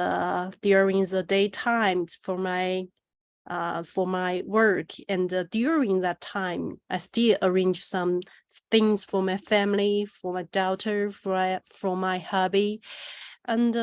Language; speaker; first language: English; non-native, learner; Chinese